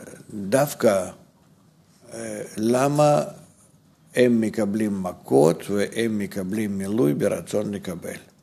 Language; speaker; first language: Hebrew; non-native, fluent; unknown